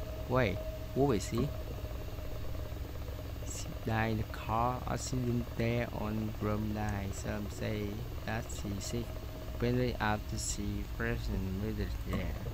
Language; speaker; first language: English; non-native, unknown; Vietnamese